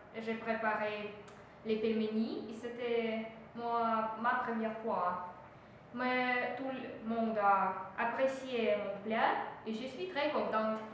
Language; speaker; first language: French; non-native, learner; Russian